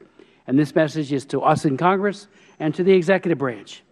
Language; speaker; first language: English; native; English